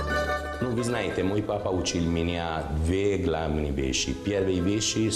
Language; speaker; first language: Russian; non-native, learner; Italian